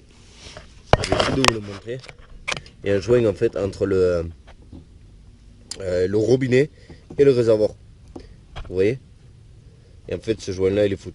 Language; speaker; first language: French; native; French